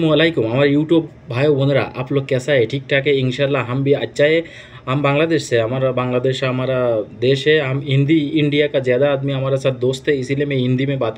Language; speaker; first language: Hindi; non-native, learner; Bangla